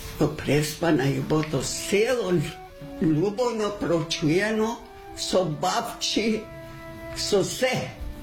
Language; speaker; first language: Macedonian; native; Macedonian